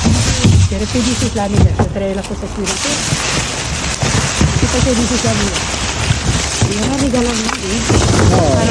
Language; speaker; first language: Spanish; non-native, learner; Arabic